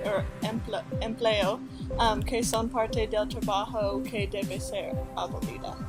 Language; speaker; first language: Spanish; non-native, learner; English